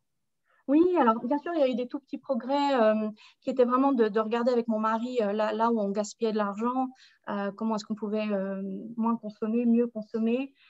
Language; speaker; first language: French; native; French